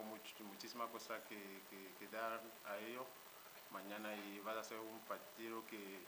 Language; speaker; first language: Spanish; non-native, learner; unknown